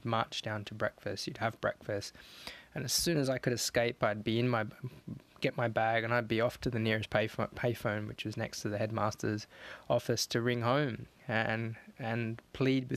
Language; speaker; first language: English; native; English